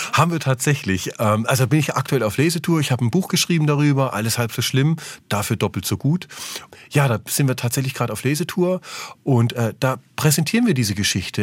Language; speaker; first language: German; native; German